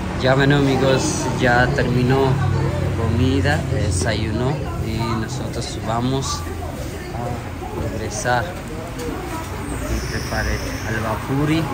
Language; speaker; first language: Spanish; non-native, learner; Urdu